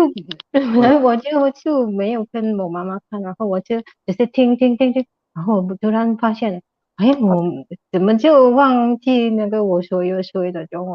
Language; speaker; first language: Chinese; non-native, learner; Indonesian